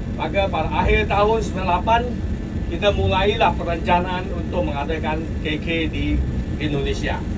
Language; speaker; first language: Malay; non-native, local second language; Chinese